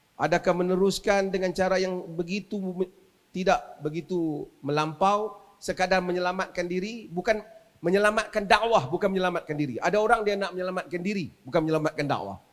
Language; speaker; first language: Malay; native; Malay